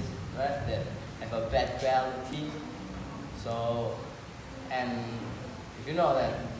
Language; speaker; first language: English; non-native, learner; Indonesian